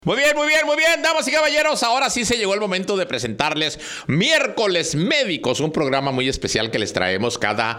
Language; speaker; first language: Spanish; native; Spanish